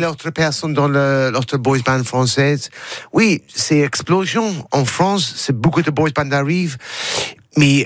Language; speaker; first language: French; non-native, learner; English